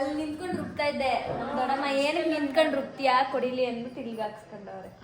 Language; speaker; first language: Kannada; native; Kannada